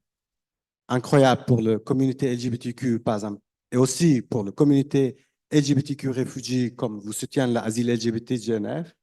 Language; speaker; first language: French; non-native, learner; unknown